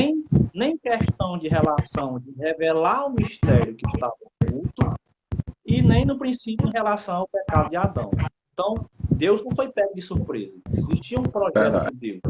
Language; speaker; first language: Portuguese; native; Portuguese